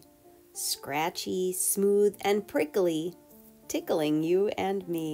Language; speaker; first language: English; native; English